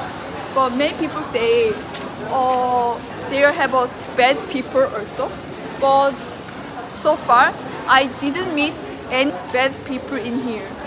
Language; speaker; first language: English; non-native, learner; Korean